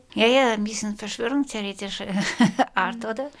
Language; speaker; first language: German; non-native, fluent; Russian